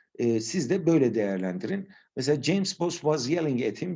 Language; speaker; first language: English; non-native, fluent; Turkish